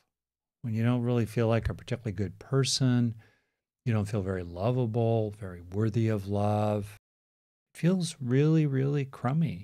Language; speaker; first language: English; native; English